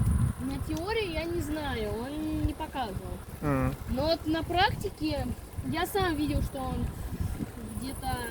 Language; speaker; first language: Russian; early bilingual, other home language; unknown